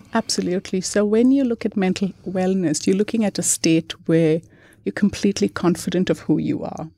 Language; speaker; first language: English; non-native, local second language; Malayalam